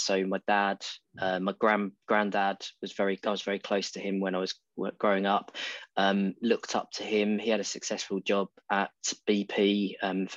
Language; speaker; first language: English; native; English